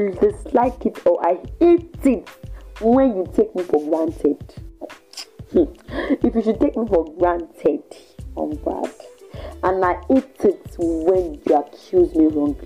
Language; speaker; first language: English; non-native, local second language; Yoruba